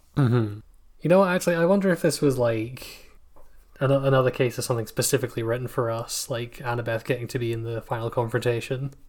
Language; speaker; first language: English; native; English